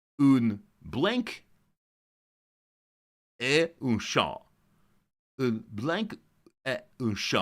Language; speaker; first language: French; non-native, learner; English